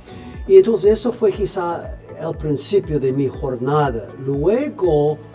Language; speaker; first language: Spanish; non-native, fluent; English